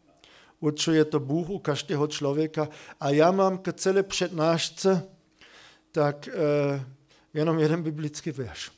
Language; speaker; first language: Czech; non-native, fluent; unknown